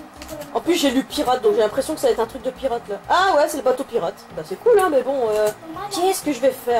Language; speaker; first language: French; native; French